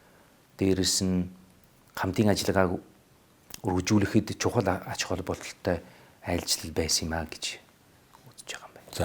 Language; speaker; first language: Mongolian; non-native, fluent; Italian